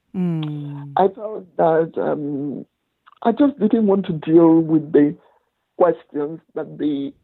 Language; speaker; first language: English; non-native, local second language; Igbo